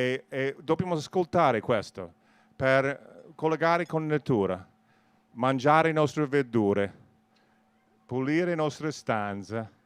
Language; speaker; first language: Italian; non-native, learner; English